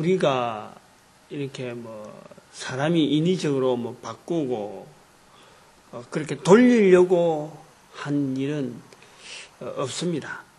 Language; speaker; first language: Korean; native; Korean